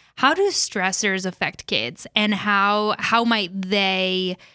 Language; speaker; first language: English; native; English